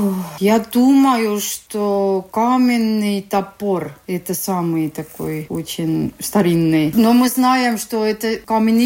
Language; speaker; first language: Russian; non-native, learner; Estonian